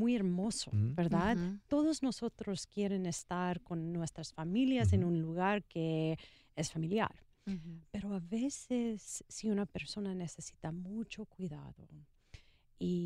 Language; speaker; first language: Spanish; non-native, learner; English